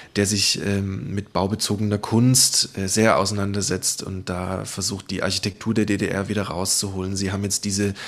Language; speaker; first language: German; native; German